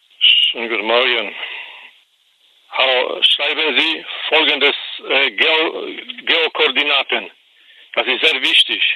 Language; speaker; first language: German; non-native, learner; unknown